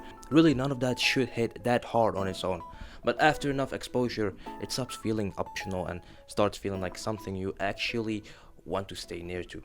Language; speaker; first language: English; non-native, fluent; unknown